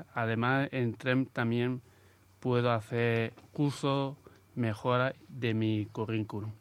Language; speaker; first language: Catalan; non-native, local second language; Spanish